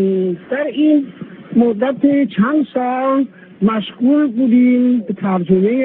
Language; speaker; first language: Persian; non-native, fluent; Chinese